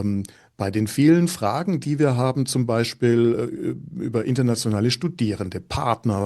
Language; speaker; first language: German; native; German